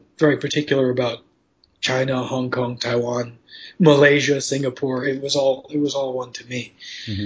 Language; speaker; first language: English; native; English